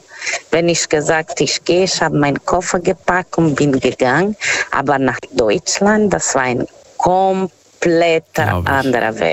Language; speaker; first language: German; non-native, fluent; Portuguese